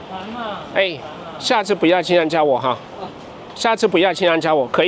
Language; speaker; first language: Chinese; non-native, fluent; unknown